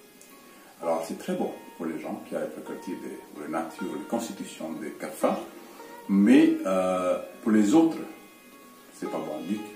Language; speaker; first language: French; non-native, fluent; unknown